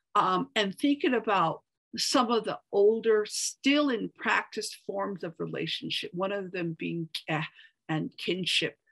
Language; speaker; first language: English; native; English